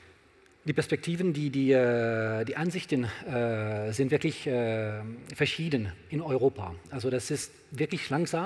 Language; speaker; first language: German; non-native, learner; French